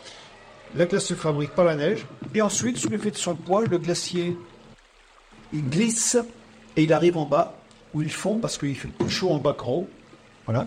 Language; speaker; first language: French; native; French